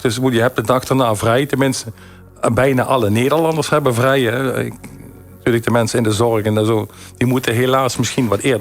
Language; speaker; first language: Dutch; native; Dutch